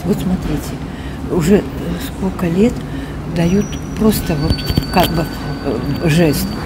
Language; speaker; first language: Russian; non-native, local second language; Tajik